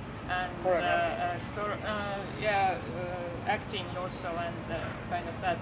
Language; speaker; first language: English; non-native, fluent; Estonian